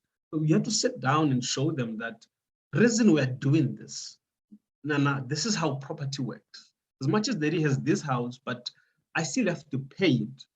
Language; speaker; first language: English; non-native, local second language; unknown